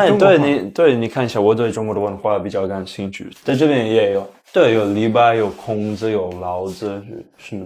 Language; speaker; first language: Chinese; non-native, fluent; English